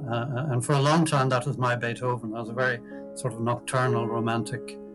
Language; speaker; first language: English; native; English